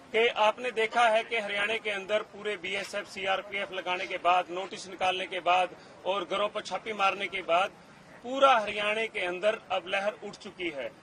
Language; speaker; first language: Hindi; native; Hindi